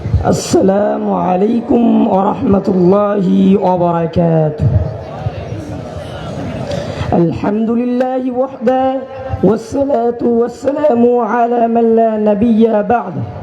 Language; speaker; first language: Arabic; non-native, learner; Bangla